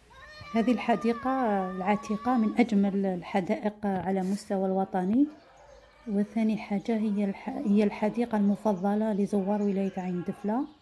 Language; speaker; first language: Arabic; native; Arabic